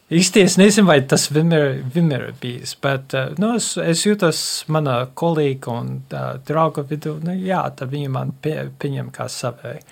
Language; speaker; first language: Latvian; early bilingual, heritage; Latvian